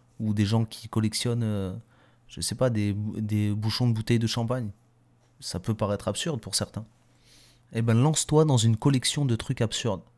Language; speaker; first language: French; native; French